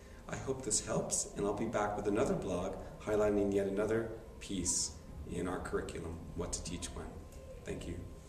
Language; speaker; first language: English; native; English